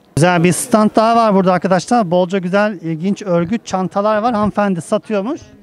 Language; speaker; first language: Turkish; native; Turkish